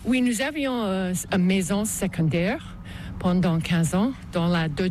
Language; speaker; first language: French; non-native, local second language; English